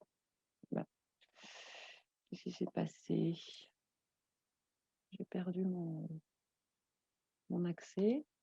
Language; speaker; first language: French; native; French